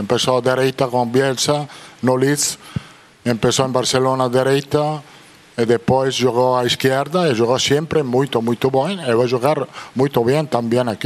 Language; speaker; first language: Portuguese; non-native, fluent; Italian